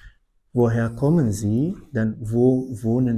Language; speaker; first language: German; non-native, fluent; Indonesian